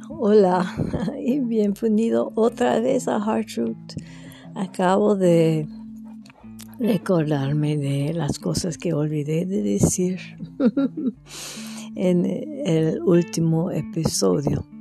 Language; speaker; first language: Spanish; non-native, fluent; French